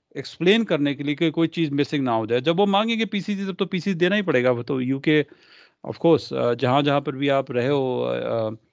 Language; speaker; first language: Hindi; non-native, local second language; Punjabi